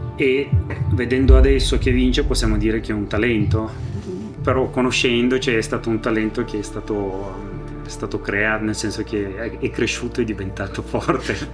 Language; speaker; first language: Italian; non-native, fluent; Romanian